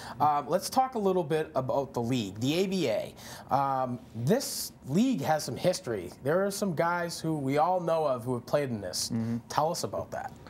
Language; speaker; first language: English; native; English